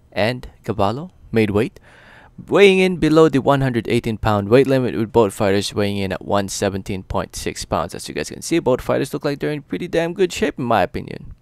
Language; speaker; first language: English; early bilingual, other home language; Filipino